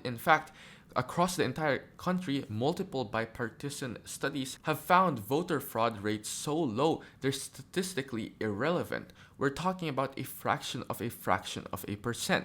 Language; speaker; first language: English; native; English